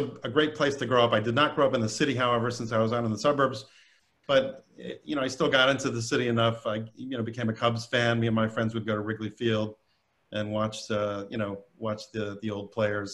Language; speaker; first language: English; native; English